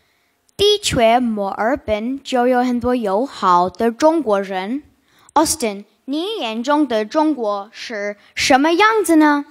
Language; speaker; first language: Chinese; non-native, learner; English